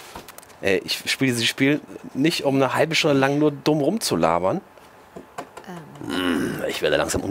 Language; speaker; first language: German; native; German